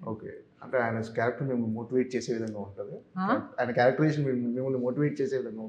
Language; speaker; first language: Telugu; native; Telugu